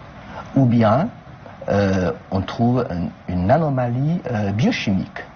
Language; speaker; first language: French; non-native, fluent; Chinese